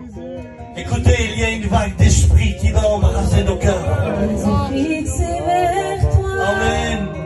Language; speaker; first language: French; native; French